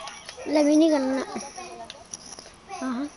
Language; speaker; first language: Spanish; native; Spanish